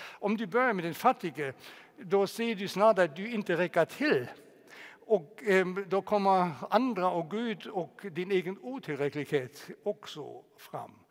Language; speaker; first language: Swedish; non-native, fluent; German